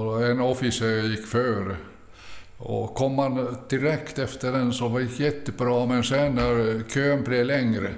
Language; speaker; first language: Swedish; early bilingual, other home language; Finnish